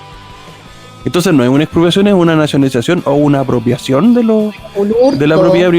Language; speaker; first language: Spanish; native; Spanish